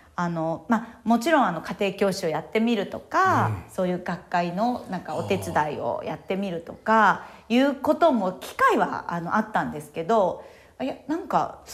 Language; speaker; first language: Japanese; native; Japanese